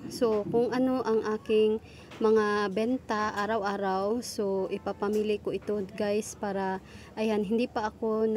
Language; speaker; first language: Filipino; non-native, local second language; Cebuano